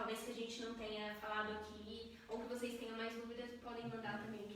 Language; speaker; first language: Portuguese; native; Portuguese